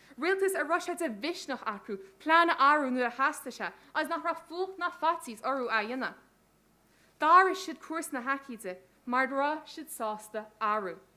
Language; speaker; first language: Irish; native; Irish